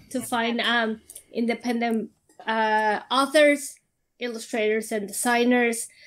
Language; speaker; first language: English; non-native, fluent; Spanish